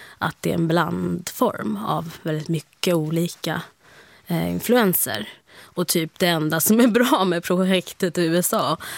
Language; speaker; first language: Swedish; early bilingual, heritage; Swedish